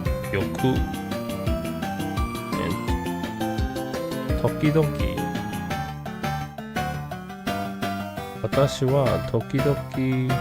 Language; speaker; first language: Japanese; non-native, learner; English